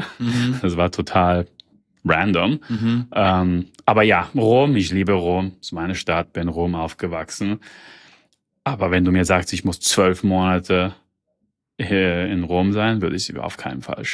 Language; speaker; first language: German; early bilingual, heritage; German